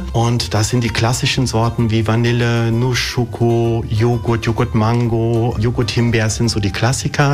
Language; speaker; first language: German; early bilingual, other home language; Italian